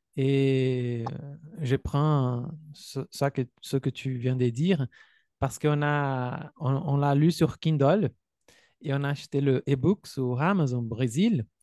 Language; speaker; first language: French; non-native, fluent; Portuguese